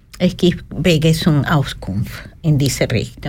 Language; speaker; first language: German; non-native, learner; Spanish